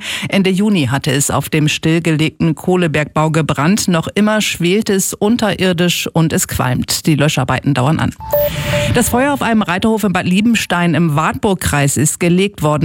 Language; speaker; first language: German; native; German